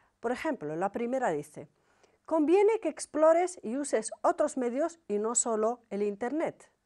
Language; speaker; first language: Spanish; non-native, fluent; Arabic